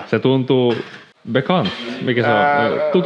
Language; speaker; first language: Finnish; non-native, fluent; Swedish